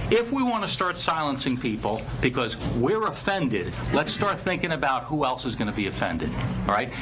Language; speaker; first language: English; native; English